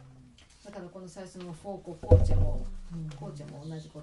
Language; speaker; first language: Japanese; native; Japanese